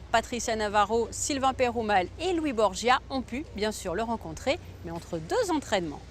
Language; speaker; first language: French; native; French